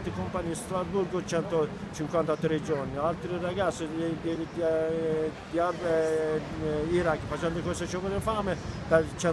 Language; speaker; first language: Italian; non-native, learner; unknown